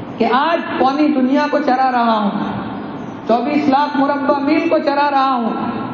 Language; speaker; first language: Urdu; non-native, local second language; Gujarati